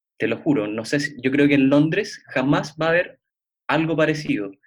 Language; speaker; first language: Spanish; native; Spanish